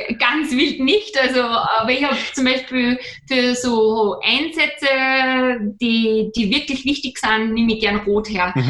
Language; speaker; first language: German; native; German